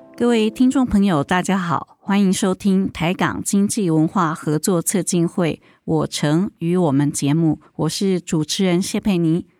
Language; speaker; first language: Chinese; native; Chinese